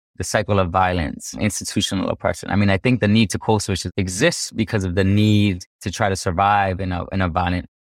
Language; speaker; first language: English; native; English